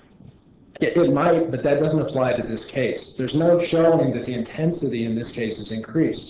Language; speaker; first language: English; native; English